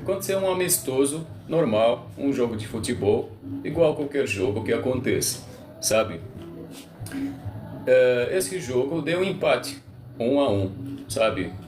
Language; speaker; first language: Portuguese; non-native, local second language; Arabic